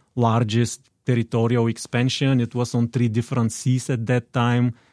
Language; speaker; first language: English; non-native, fluent; Bulgarian